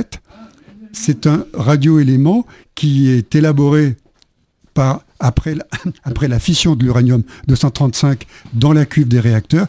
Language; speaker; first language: French; native; French